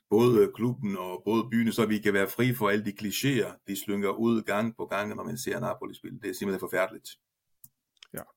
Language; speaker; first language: Danish; non-native, fluent; Italian